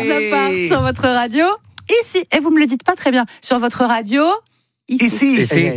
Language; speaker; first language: French; native; French